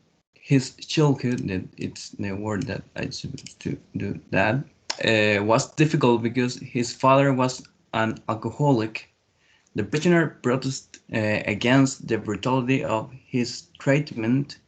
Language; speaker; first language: English; non-native, learner; Spanish